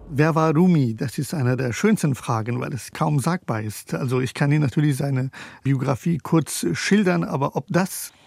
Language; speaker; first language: German; early bilingual, other home language; Persian